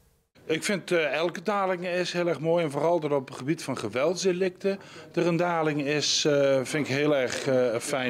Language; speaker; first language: Dutch; native; Dutch